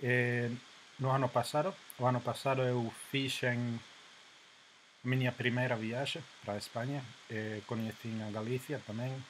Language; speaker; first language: Galician; non-native, fluent; Finnish